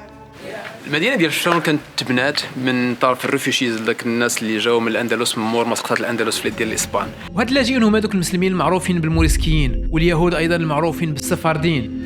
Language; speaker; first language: Arabic; native; Arabic